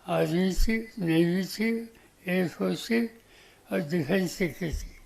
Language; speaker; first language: Hindi; non-native, local second language; Marathi